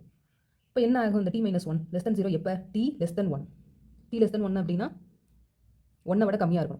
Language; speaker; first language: Tamil; native; Tamil